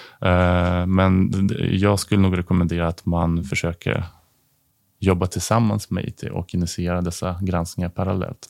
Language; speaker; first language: Swedish; non-native, fluent; Ukrainian